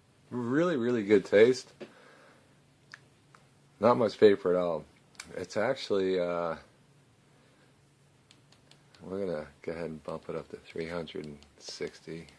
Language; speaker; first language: English; native; English